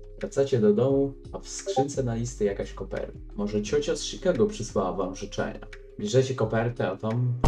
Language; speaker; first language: Polish; native; Polish